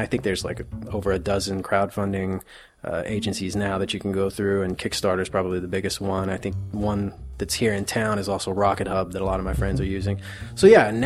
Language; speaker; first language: English; native; English